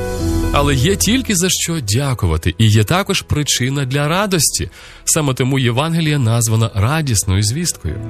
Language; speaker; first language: Ukrainian; native; Ukrainian